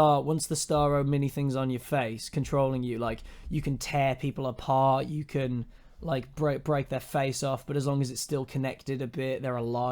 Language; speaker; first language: English; native; English